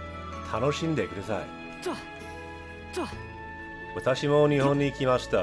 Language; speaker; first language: Japanese; non-native, fluent; English